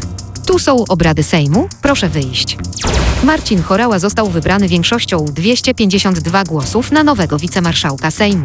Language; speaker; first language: Polish; native; Polish